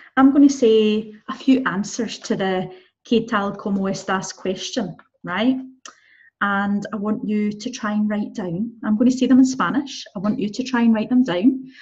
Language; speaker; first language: English; native; English